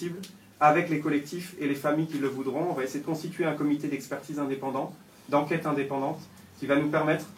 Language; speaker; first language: French; native; French